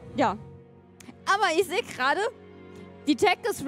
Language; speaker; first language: German; native; German